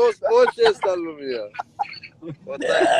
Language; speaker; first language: Russian; non-native, learner; Persian